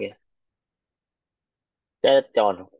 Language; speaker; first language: English; non-native, learner; Vietnamese